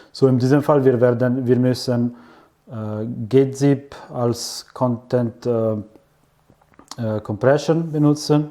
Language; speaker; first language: German; non-native, fluent; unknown